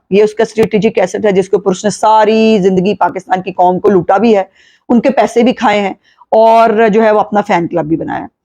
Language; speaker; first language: Urdu; non-native, local second language; Punjabi